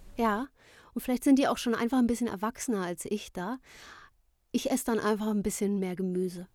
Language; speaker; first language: German; native; German